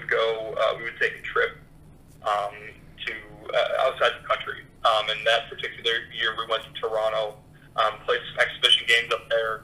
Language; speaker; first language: English; native; English